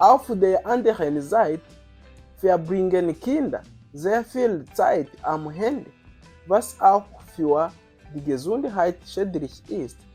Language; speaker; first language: German; non-native, fluent; Kinyarwanda